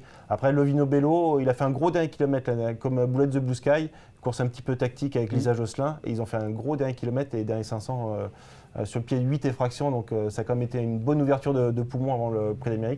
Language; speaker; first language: French; native; French